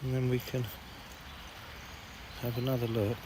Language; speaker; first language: English; native; English